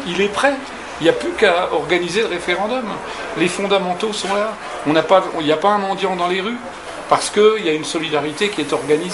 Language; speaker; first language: French; native; French